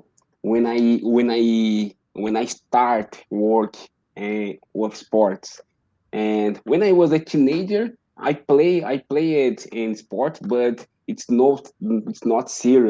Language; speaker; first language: English; non-native, learner; Portuguese